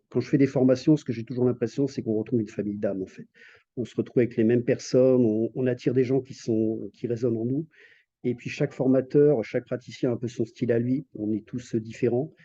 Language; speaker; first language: French; native; French